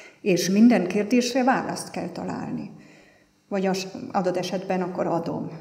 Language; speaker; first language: Hungarian; non-native, fluent; German